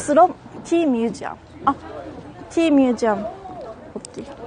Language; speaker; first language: Korean; non-native, learner; Japanese